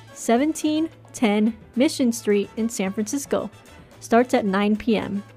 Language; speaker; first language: English; native; English